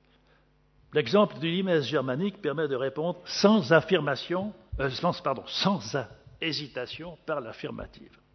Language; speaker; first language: French; native; French